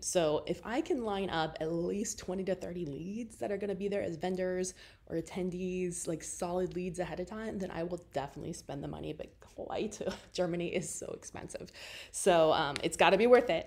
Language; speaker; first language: English; native; English